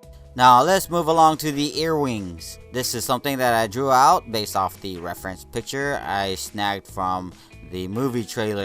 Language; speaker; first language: English; native; English